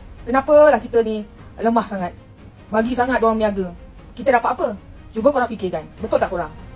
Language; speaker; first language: Malay; native; Malay